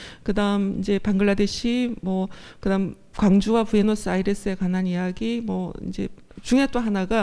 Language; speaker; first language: Korean; native; Korean